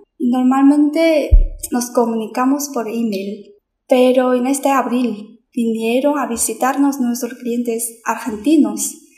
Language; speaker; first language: Spanish; non-native, fluent; Chinese